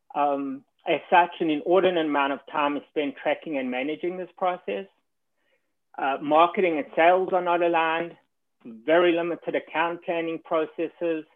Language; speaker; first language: English; native; English